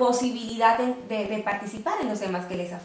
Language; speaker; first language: Spanish; native; Spanish